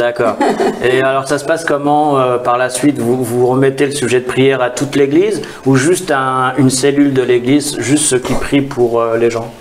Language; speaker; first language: French; native; French